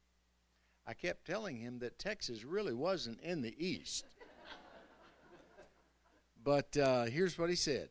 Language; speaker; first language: English; native; English